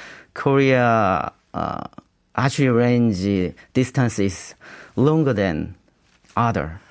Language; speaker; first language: English; non-native, learner; Korean